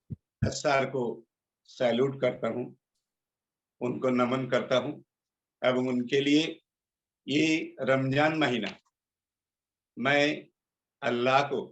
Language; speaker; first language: Hindi; non-native, local second language; Bangla